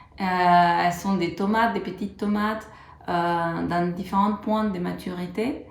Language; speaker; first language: French; non-native, fluent; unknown